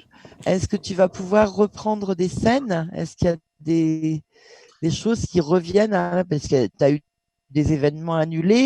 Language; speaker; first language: French; native; French